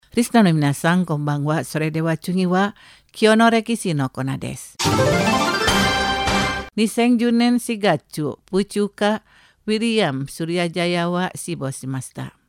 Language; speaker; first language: Japanese; non-native, fluent; Indonesian